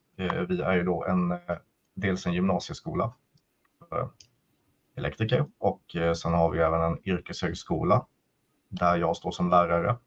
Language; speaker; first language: Swedish; native; Swedish